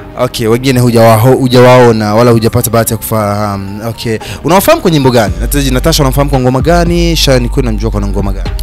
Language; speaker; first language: Swahili; non-native, local second language; Rundi